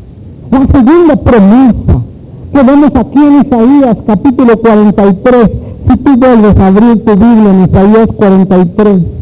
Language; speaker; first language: Spanish; native; Spanish